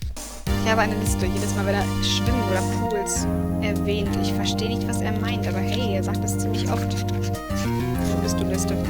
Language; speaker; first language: German; native; German